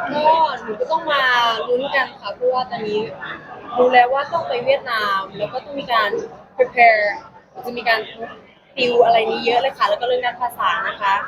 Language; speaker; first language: Thai; non-native, local second language; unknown